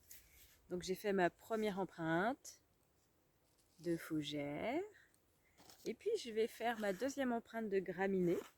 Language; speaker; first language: French; native; French